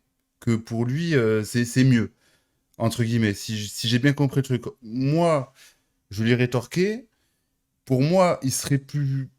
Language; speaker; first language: French; native; French